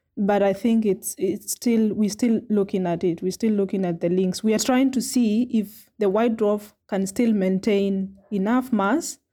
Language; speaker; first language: English; non-native, local second language; Kamba